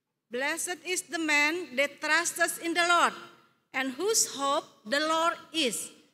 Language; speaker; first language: English; non-native, fluent; Indonesian